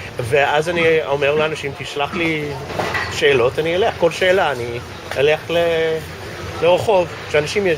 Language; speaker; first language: Hebrew; non-native, fluent; English